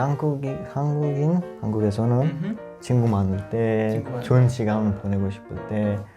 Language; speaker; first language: Korean; non-native, learner; Italian